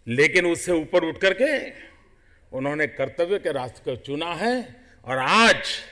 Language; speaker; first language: Hindi; non-native, local second language; Gujarati